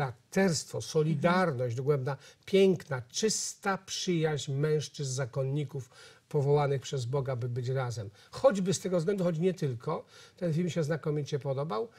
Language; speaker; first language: Polish; native; Polish